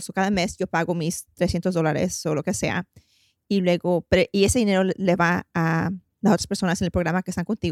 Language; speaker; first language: Spanish; early bilingual, heritage; Spanish